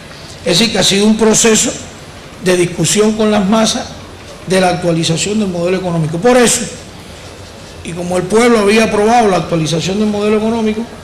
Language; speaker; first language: Spanish; native; Spanish